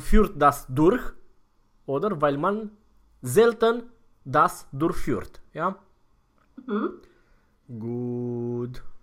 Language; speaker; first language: German; non-native, fluent; Romanian